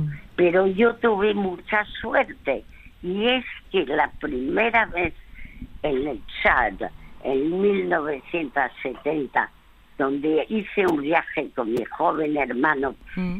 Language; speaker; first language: Spanish; non-native, fluent; French